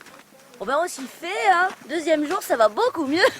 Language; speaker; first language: French; native; French